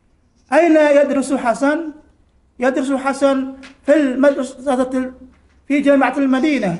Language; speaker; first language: Arabic; non-native, learner; Indonesian